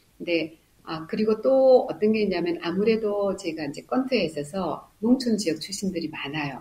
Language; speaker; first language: Korean; native; Korean